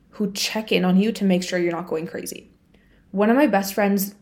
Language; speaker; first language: English; non-native, fluent; Bulgarian